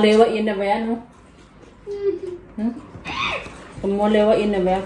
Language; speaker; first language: Danish; non-native, learner; Thai